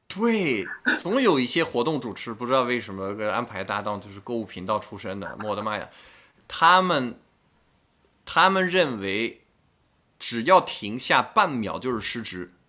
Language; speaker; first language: Chinese; non-native, fluent; French